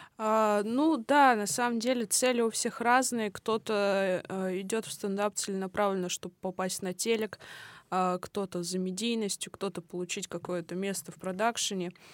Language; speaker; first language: Russian; native; Russian